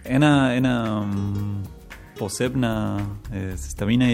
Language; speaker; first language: Slovenian; non-native, learner; Spanish